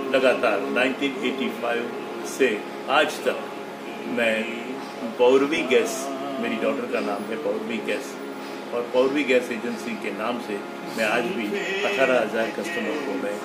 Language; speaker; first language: Hindi; non-native, local second language; Gujarati